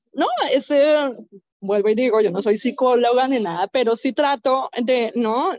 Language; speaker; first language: Spanish; native; Spanish